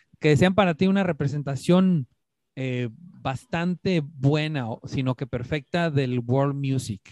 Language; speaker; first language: Spanish; native; Spanish